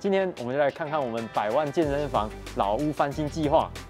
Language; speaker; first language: Chinese; native; Chinese